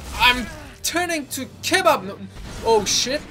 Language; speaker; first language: English; non-native, fluent; Persian